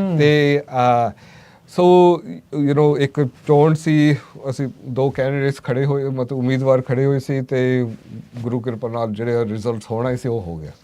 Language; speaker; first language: Punjabi; early bilingual, heritage; Punjabi